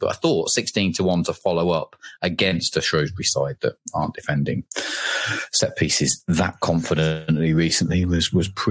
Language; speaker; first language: English; native; English